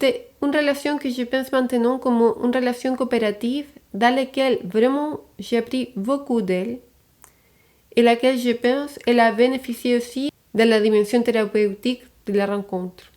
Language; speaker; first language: French; non-native, fluent; Spanish